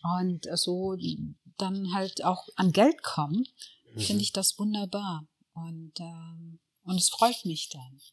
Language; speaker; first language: German; early bilingual, other home language; Tigrinya